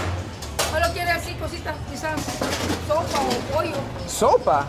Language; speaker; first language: Spanish; native; Spanish